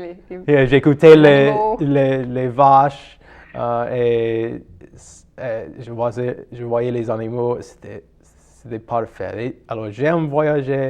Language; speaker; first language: French; non-native, local second language; English